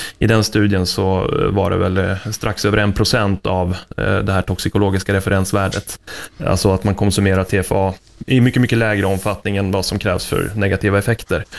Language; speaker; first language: Swedish; native; Swedish